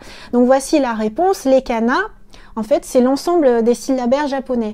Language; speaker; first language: French; native; French